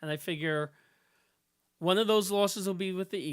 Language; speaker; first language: English; native; English